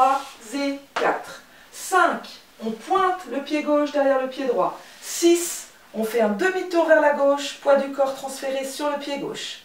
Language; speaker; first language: French; native; French